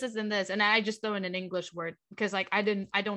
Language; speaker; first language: English; non-native, fluent; Vietnamese